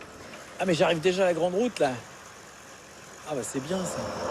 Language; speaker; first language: French; native; French